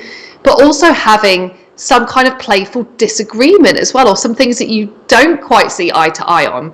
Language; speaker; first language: English; native; English